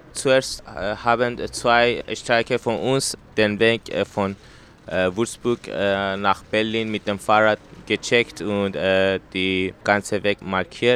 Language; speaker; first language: German; non-native, learner; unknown